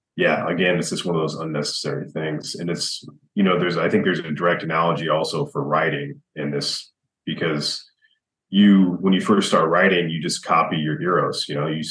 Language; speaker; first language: English; native; English